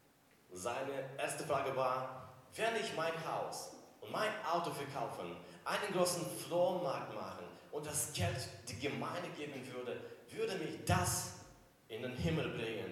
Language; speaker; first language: German; non-native, fluent; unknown